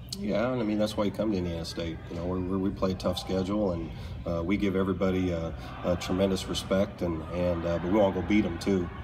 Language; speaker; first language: English; native; English